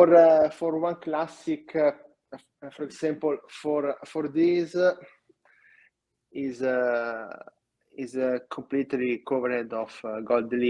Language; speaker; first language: English; non-native, learner; Italian